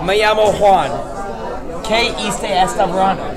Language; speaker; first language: Spanish; non-native, learner; English